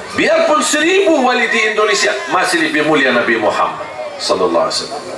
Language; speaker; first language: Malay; non-native, fluent; Arabic